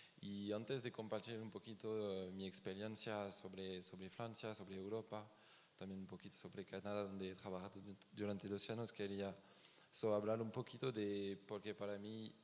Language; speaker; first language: Spanish; non-native, fluent; French